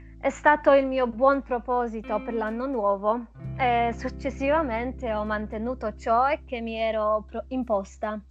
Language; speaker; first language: Italian; non-native, fluent; Polish